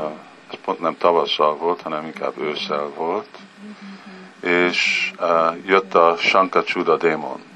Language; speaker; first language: Hungarian; early bilingual, heritage; Hungarian